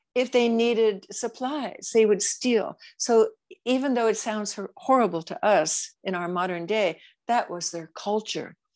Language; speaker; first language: English; native; English